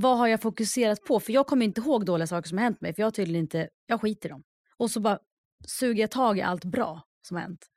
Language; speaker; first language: Swedish; native; Swedish